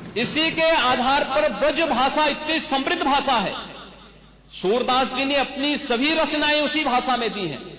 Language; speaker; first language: Hindi; native; Hindi